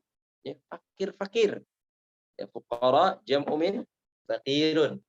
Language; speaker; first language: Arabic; non-native, learner; Indonesian